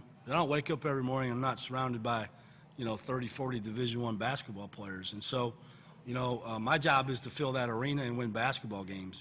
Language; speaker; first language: English; native; English